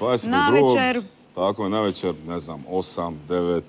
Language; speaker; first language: Bosnian; native; Bosnian